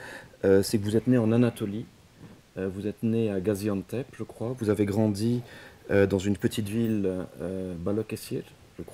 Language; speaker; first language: French; native; French